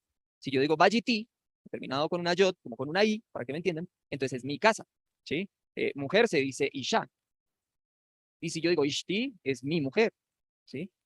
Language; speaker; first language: Spanish; native; Spanish